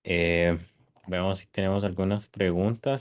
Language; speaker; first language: Spanish; native; Spanish